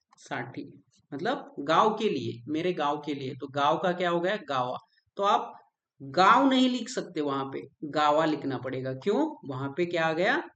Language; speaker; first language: Hindi; non-native, local second language; Marathi